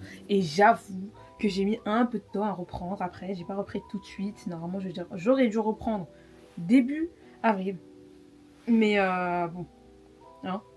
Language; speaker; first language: French; native; French